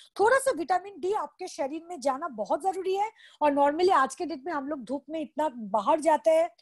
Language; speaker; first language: Hindi; non-native, local second language; Bangla